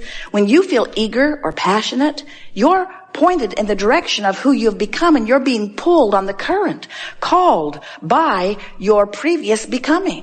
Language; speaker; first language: English; native; English